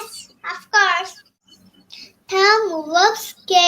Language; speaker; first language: English; non-native, learner; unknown